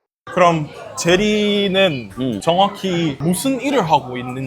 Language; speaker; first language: Korean; non-native, fluent; English